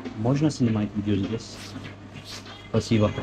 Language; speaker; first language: Russian; non-native, learner; Turkish